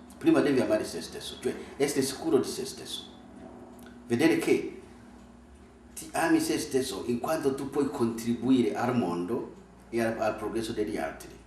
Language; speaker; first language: Italian; non-native, fluent; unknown